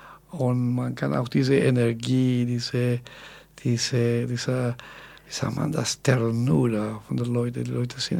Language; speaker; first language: German; non-native, fluent; Spanish